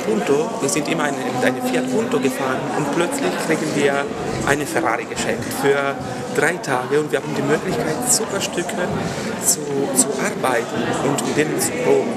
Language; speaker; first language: German; non-native, fluent; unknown